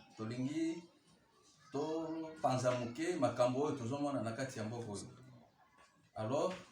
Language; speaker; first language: Lingala; non-native, local second language; Luba-Lulua